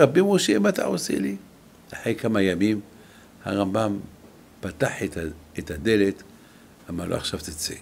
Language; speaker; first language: Hebrew; non-native, fluent; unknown